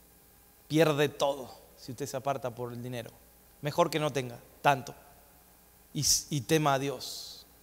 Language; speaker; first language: Spanish; native; Spanish